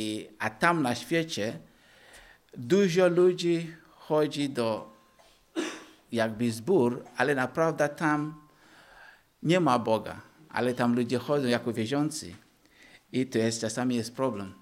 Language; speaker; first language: Polish; non-native, learner; Ukrainian